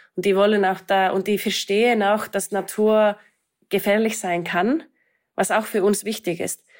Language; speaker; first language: German; non-native, fluent; Icelandic